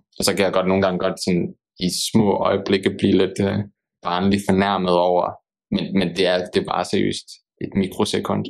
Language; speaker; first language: Danish; early bilingual, other home language; Bosnian